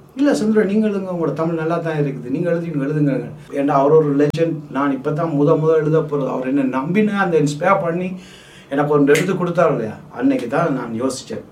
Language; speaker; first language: Tamil; early bilingual, heritage; Tamil